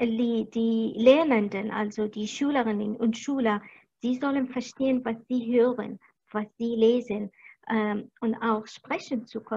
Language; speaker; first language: German; non-native, fluent; Arabic